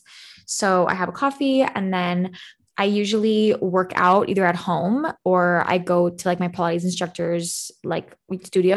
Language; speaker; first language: English; native; English